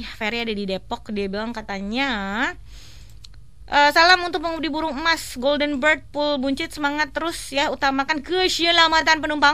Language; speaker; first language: Indonesian; native; Indonesian